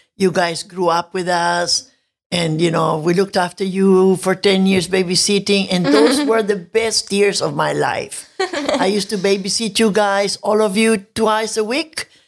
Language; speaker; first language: English; non-native, local second language; Spanish